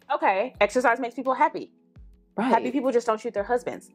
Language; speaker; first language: English; native; English